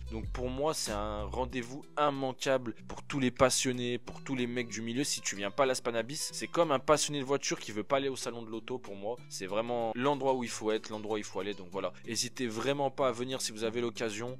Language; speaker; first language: French; native; French